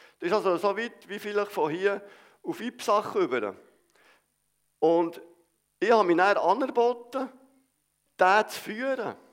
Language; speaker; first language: German; native; German